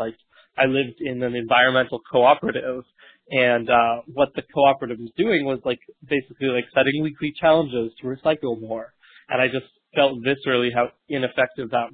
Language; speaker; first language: English; native; English